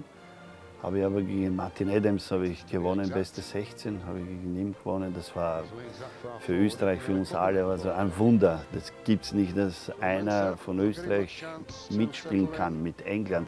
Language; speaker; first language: German; non-native, fluent; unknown